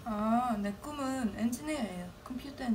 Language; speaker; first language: Korean; non-native, learner; Swedish